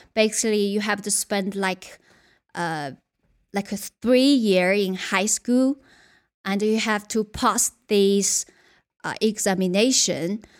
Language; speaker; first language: English; non-native, fluent; Chinese